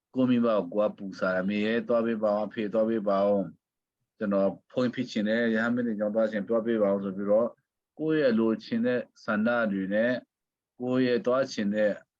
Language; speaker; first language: Burmese; non-native, local second language; Hakha Chin